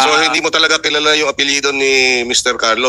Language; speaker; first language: Filipino; native; Filipino